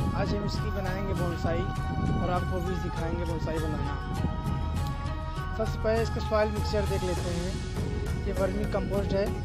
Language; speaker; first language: Hindi; native; Hindi